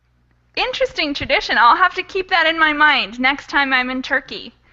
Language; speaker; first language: English; native; English